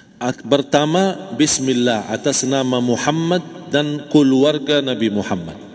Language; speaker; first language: Malay; non-native, fluent; Arabic